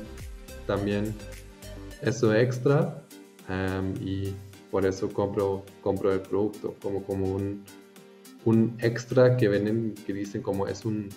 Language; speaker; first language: Spanish; non-native, fluent; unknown